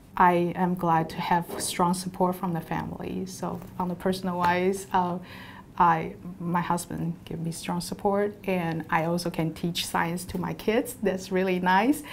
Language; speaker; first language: English; non-native, fluent; Chinese